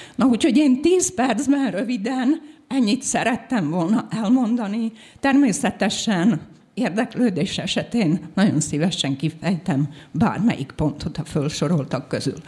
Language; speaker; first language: Hungarian; native; Hungarian